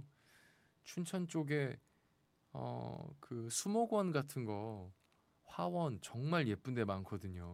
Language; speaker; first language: Korean; native; Korean